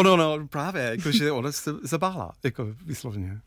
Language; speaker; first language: Czech; non-native, fluent; English